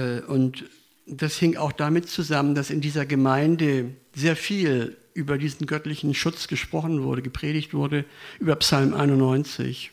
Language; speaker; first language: German; native; German